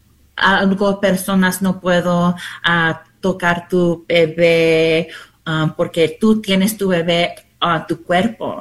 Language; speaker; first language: Spanish; non-native, learner; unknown